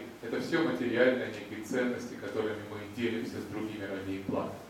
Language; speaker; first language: Russian; native; Russian